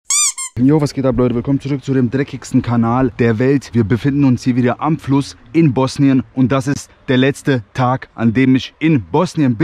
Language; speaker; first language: German; early bilingual, other home language; Bosnian